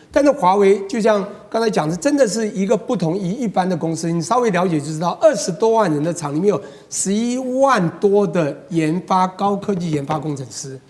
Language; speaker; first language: Chinese; native; Chinese